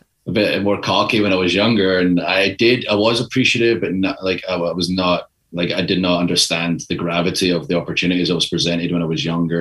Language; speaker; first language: English; native; English